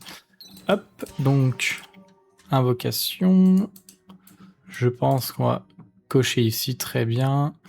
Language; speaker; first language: French; native; French